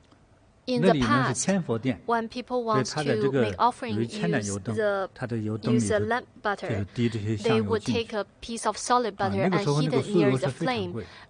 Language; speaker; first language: Chinese; native; Chinese